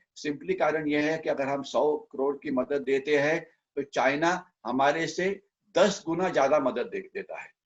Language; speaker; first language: Hindi; non-native, local second language; Marathi